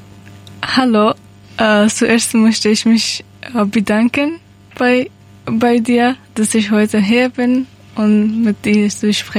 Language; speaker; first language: German; non-native, learner; Persian